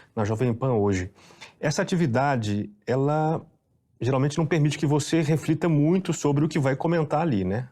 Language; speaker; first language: Portuguese; native; Portuguese